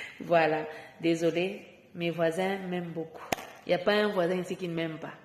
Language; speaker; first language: French; non-native, local second language; Lingala